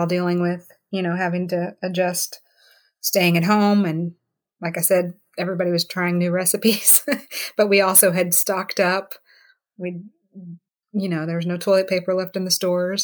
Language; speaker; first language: English; native; English